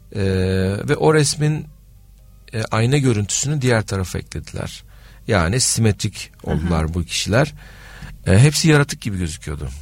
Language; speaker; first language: Turkish; native; Turkish